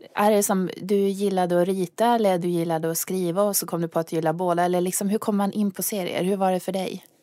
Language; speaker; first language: Swedish; native; Swedish